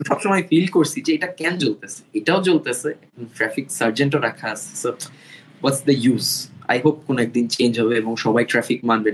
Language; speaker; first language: Bangla; native; Bangla